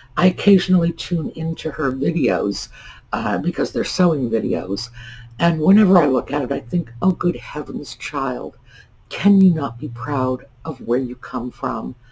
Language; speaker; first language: English; native; English